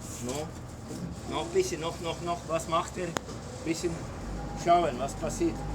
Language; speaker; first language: German; non-native, learner; Latvian